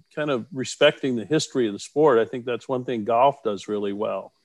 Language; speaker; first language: English; native; English